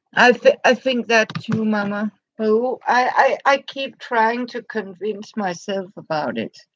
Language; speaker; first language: English; non-native, fluent; Danish